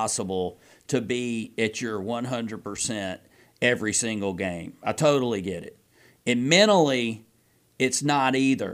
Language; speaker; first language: English; native; English